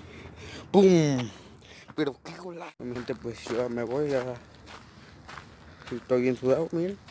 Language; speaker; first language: Spanish; native; Spanish